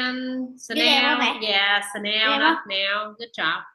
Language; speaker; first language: English; non-native, fluent; Vietnamese